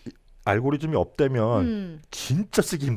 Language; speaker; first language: Korean; native; Korean